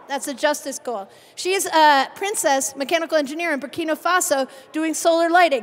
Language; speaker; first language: English; native; English